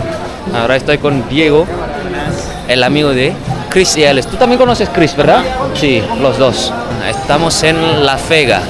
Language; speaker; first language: Spanish; non-native, fluent; Indonesian